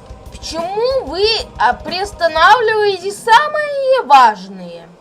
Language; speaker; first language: Russian; native; Russian